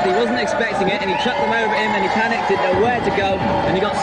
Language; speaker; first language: English; native; English